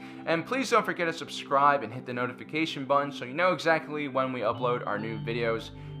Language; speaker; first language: English; native; English